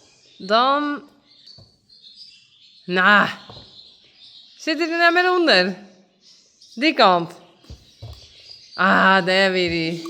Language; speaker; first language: Dutch; native; Dutch